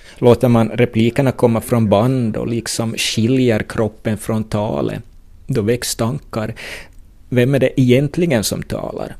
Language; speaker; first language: Swedish; native; Swedish